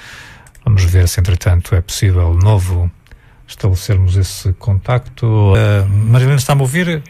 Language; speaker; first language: Portuguese; native; Portuguese